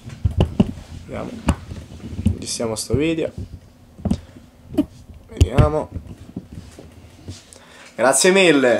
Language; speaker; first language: Italian; native; Italian